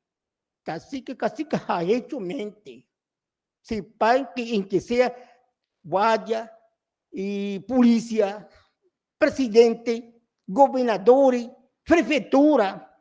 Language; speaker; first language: Spanish; non-native, local second language; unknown